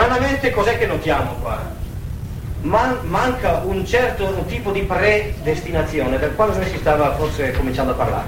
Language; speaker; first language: Italian; native; Italian